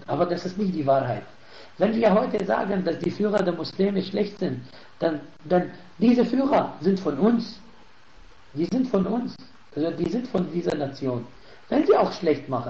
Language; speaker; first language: German; non-native, fluent; Arabic